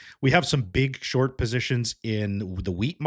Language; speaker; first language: English; native; English